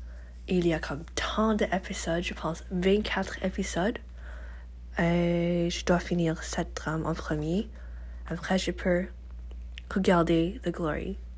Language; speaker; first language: French; non-native, learner; English